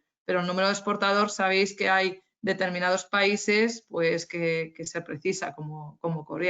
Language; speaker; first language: Spanish; native; Spanish